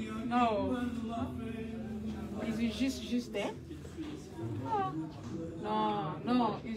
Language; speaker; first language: English; non-native, learner; French